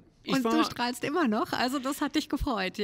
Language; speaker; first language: German; native; German